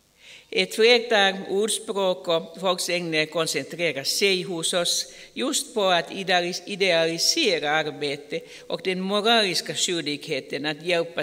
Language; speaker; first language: Swedish; non-native, fluent; Finnish